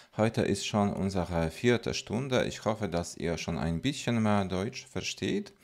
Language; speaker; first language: German; non-native, fluent; Polish